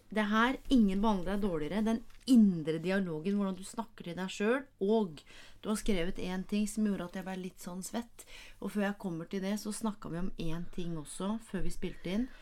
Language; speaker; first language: Norwegian; native; Norwegian